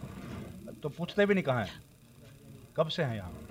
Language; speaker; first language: Hindi; native; Hindi